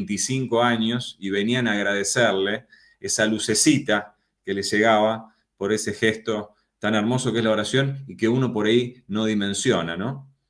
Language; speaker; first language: Spanish; native; Spanish